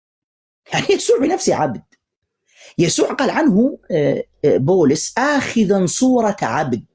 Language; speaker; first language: Arabic; native; Arabic